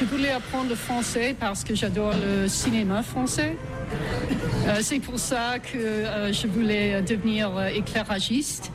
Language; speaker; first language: French; non-native, fluent; English